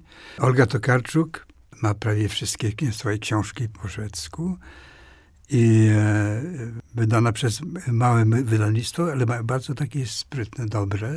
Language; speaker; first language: Polish; non-native, fluent; Swedish